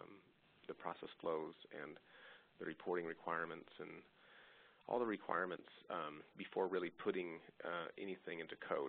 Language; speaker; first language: English; native; English